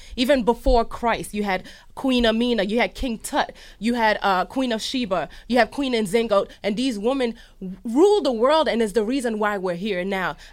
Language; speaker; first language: English; early bilingual, other home language; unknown